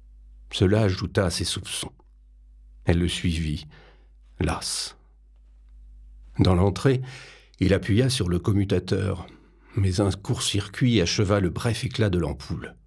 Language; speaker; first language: French; native; French